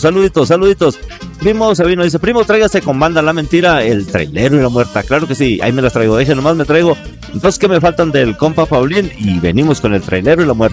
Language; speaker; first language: Spanish; native; Spanish